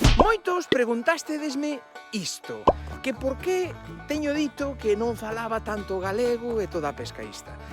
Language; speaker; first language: Galician; non-native, local second language; Spanish